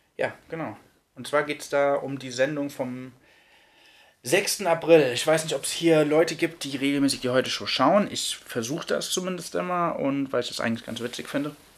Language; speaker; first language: German; native; German